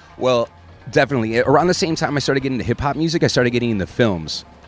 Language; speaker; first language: English; native; English